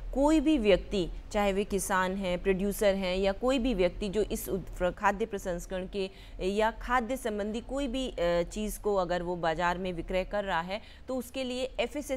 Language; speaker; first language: Hindi; native; Hindi